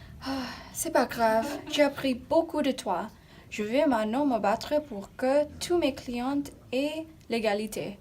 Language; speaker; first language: French; non-native, learner; English